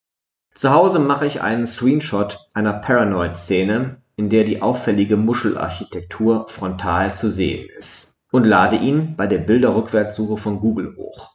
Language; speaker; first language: German; native; German